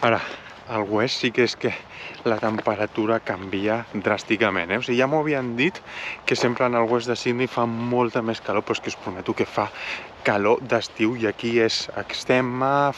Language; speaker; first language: Catalan; native; Catalan